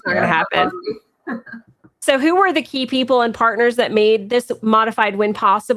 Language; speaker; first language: English; native; English